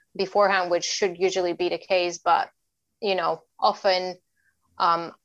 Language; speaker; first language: English; non-native, fluent; Bulgarian